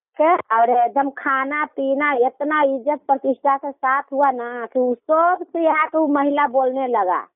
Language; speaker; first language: Hindi; native; Hindi